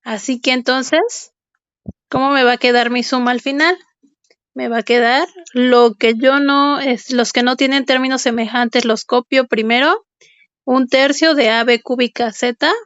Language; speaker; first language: Spanish; native; Spanish